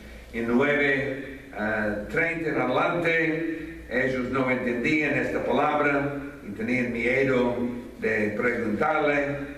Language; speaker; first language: Spanish; non-native, fluent; English